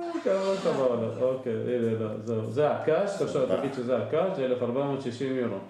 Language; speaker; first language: Hebrew; native; Hebrew